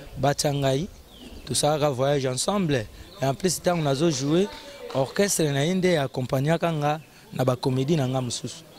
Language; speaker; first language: Lingala; native; Lingala